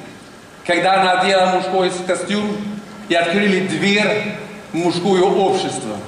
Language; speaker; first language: Russian; non-native, learner; Swedish